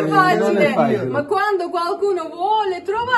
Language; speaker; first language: Italian; non-native, learner; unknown